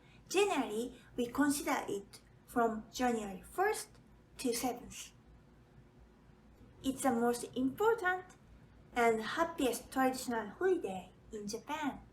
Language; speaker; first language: English; non-native, fluent; Japanese